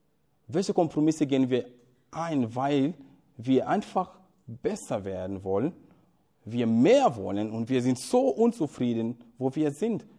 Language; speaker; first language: German; non-native, fluent; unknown